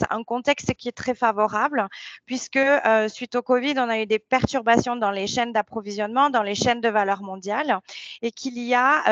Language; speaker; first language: French; native; French